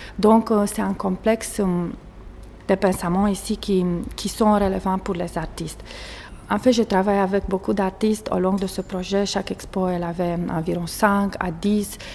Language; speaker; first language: French; non-native, fluent; Portuguese